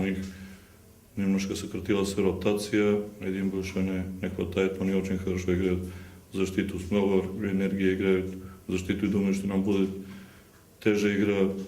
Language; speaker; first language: Russian; non-native, learner; Serbian